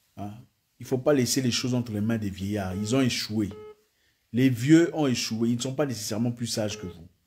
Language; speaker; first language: French; non-native, local second language; Swahili